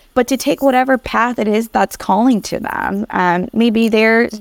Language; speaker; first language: English; early bilingual, other home language; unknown